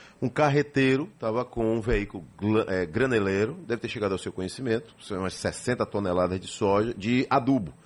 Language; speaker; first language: Portuguese; native; Portuguese